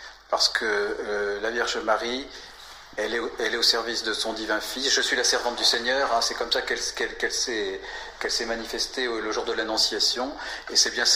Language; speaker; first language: French; native; French